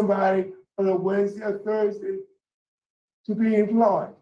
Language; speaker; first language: English; native; English